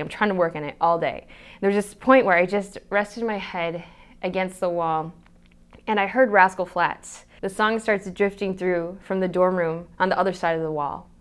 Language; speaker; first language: English; native; English